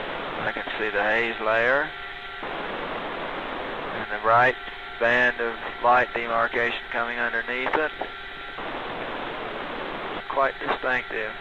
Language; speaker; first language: English; native; English